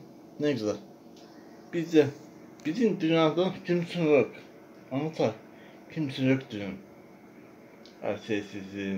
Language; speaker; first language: Turkish; non-native, learner; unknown